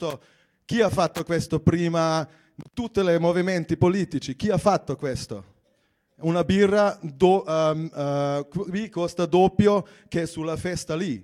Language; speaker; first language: Italian; non-native, fluent; German